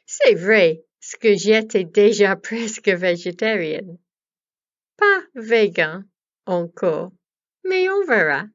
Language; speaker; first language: French; non-native, learner; English